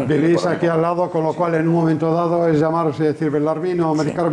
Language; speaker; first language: Spanish; native; Spanish